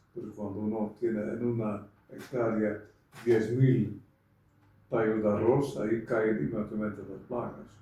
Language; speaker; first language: Spanish; non-native, fluent; Dutch